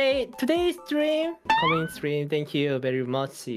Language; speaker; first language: English; non-native, learner; Korean